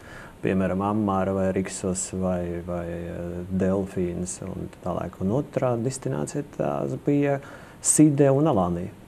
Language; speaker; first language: Latvian; non-native, local second language; Russian